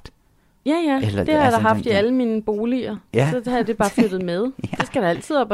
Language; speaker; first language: Danish; native; Danish